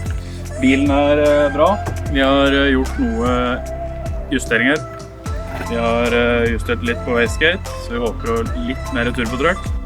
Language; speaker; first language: Norwegian; native; Norwegian